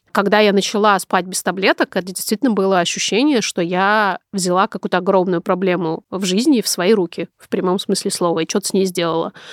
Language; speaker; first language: Russian; native; Russian